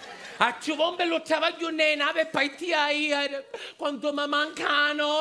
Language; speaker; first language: Italian; native; Italian